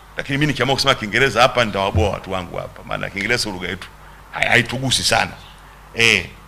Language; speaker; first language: Swahili; native; Swahili